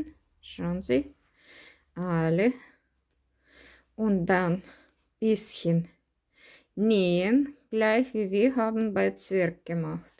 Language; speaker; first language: German; non-native, learner; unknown